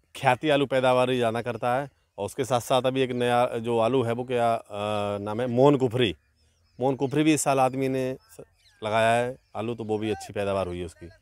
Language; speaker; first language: Hindi; native; Hindi